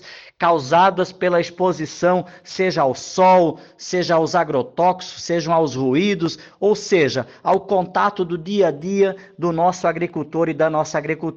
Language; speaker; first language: Portuguese; native; Portuguese